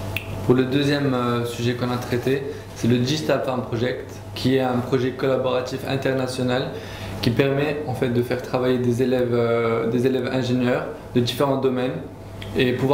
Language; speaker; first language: French; non-native, local second language; Arabic